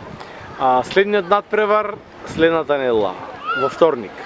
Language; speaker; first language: Macedonian; native; Macedonian